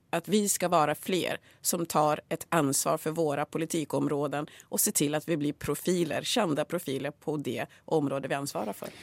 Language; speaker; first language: Swedish; early bilingual, other home language; Swahili